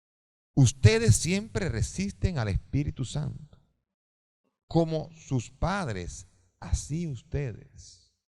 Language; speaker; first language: Spanish; native; Spanish